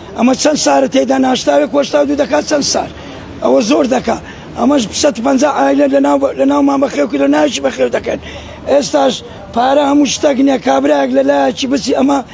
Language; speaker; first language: Central Kurdish; native; Central Kurdish